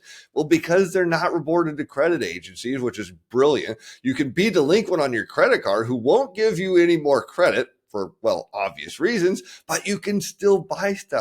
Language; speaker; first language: English; native; English